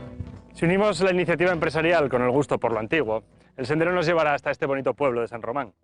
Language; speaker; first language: Spanish; native; Spanish